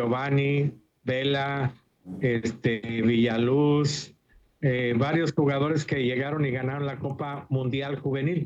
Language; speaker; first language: Spanish; native; Spanish